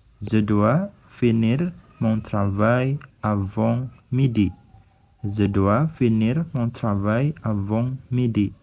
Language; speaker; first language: French; non-native, fluent; Indonesian